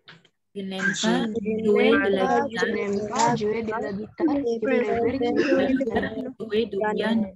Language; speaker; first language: French; non-native, learner; Indonesian